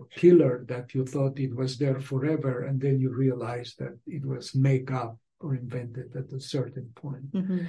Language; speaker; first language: English; non-native, fluent; Spanish